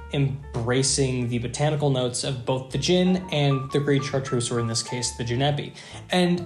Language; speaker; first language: English; native; English